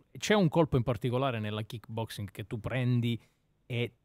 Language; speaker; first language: Italian; native; Italian